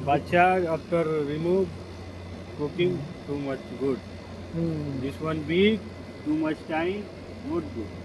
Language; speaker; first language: English; non-native, learner; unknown